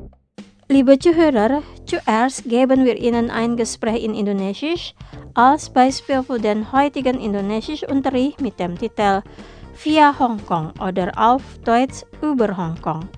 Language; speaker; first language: German; non-native, fluent; Indonesian